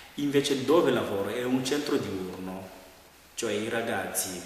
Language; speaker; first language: Italian; non-native, fluent; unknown